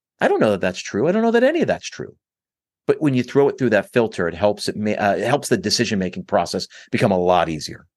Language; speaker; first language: English; native; English